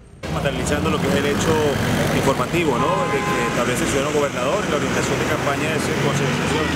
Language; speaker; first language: Spanish; native; Spanish